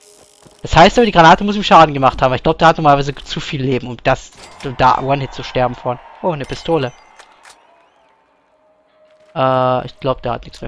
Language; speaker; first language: German; native; German